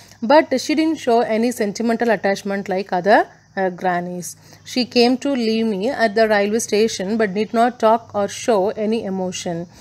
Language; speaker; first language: English; non-native, local second language; Tamil